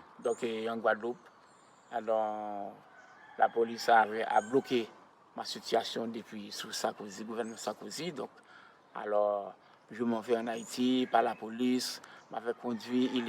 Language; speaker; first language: French; non-native, local second language; Haitian Creole